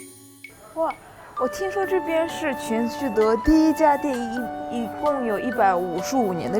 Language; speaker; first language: Chinese; non-native, fluent; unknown